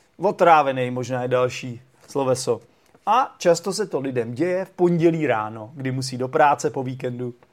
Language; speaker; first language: Czech; native; Czech